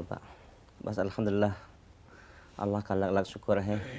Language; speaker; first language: Hindi; non-native, fluent; Khmer